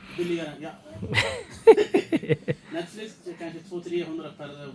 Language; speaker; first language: Swedish; non-native, fluent; Urdu